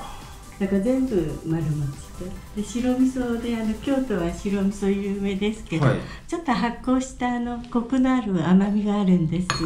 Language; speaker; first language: Japanese; native; Japanese